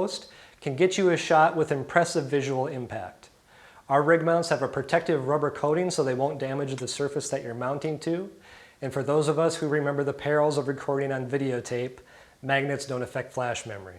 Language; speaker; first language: English; native; English